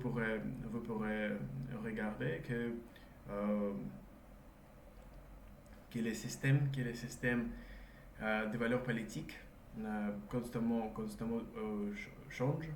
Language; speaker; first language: French; non-native, learner; Russian